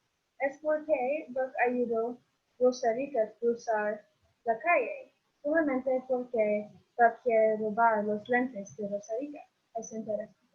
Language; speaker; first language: Spanish; non-native, learner; English